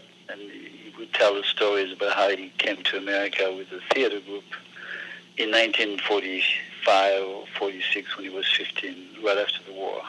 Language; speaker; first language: English; non-native, fluent; French